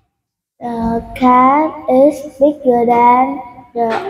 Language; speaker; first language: English; non-native, learner; Vietnamese